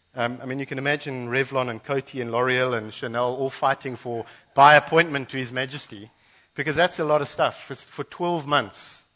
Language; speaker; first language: English; native; English